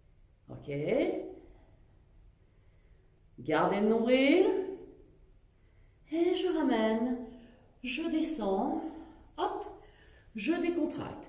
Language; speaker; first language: French; native; French